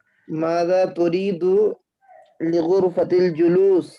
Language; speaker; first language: Arabic; non-native, learner; Urdu